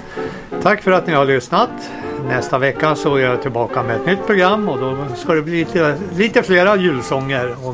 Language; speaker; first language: Swedish; native; Swedish